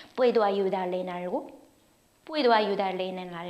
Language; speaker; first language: Spanish; non-native, fluent; Korean